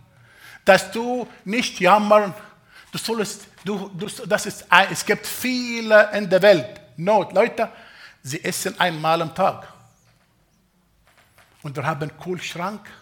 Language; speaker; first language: German; non-native, fluent; Arabic